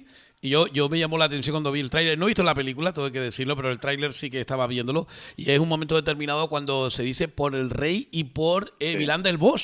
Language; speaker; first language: Spanish; native; Spanish